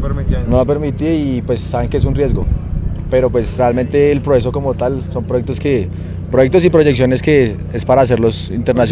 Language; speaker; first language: Spanish; native; Spanish